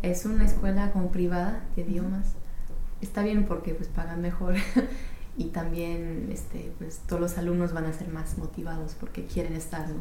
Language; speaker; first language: Spanish; non-native, fluent; English